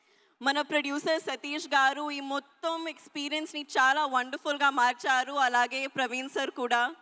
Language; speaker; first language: Telugu; non-native, learner; Hindi